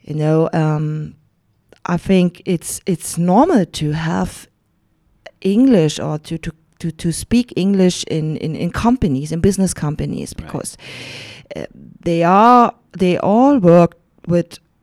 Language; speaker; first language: English; non-native, fluent; German